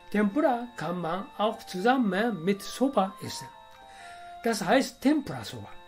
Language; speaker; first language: German; non-native, fluent; Japanese